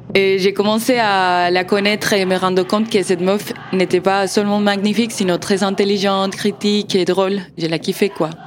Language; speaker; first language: French; non-native, fluent; Spanish